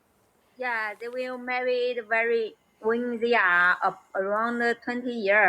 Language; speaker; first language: English; non-native, learner; Chinese